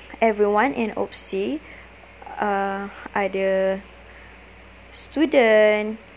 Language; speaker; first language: English; non-native, learner; Malay